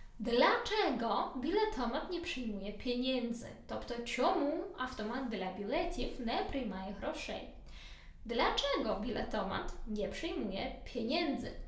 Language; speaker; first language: Polish; non-native, learner; Ukrainian